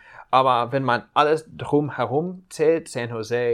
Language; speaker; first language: German; non-native, fluent; English